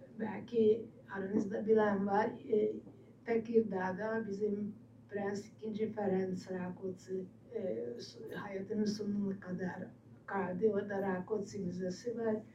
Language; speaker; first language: Turkish; non-native, fluent; Hungarian